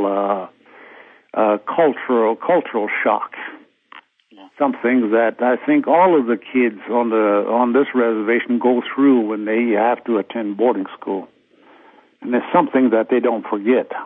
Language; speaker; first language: English; early bilingual, other home language; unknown